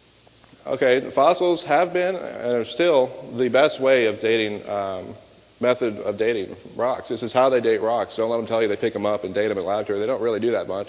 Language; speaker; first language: English; native; English